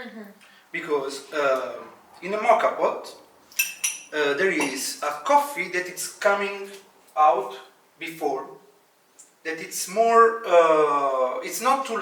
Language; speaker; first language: English; non-native, fluent; Italian